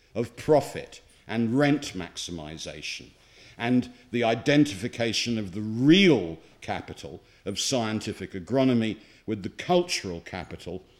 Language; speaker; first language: English; native; English